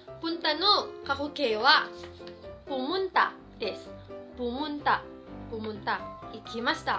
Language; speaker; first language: Japanese; non-native, fluent; Filipino